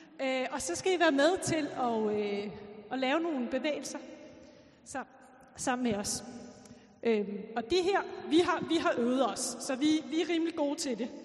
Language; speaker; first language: Danish; native; Danish